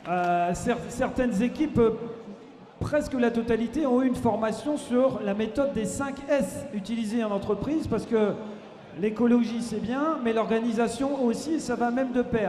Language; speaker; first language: French; native; French